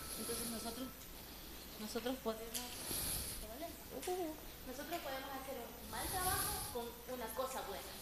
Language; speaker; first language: Spanish; native; Spanish